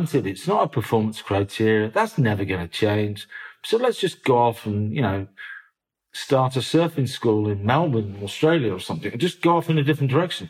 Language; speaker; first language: English; native; English